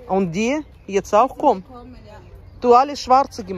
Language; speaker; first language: German; non-native, learner; Russian